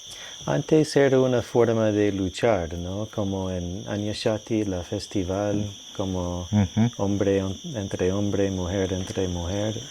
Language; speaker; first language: Spanish; non-native, fluent; English